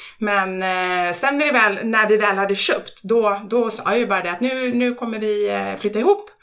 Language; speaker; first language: Swedish; native; Swedish